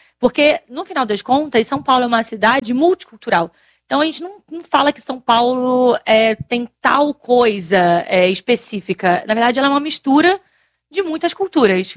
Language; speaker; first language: Portuguese; native; Portuguese